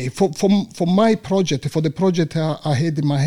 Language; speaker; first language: English; non-native, learner; Italian